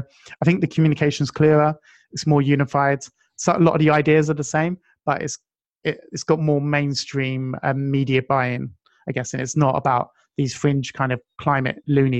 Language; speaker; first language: English; native; English